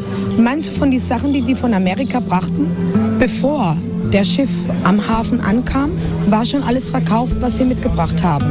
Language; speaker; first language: German; non-native, fluent; Spanish